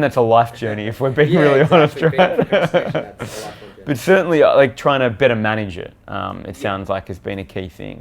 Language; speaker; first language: English; native; English